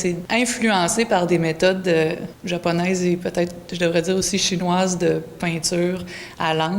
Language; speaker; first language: French; native; French